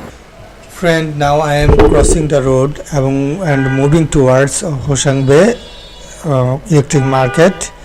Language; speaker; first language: English; non-native, learner; Bangla